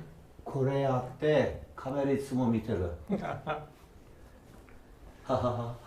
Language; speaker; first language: Japanese; non-native, learner; Turkish